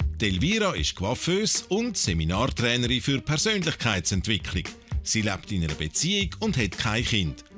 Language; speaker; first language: German; native; German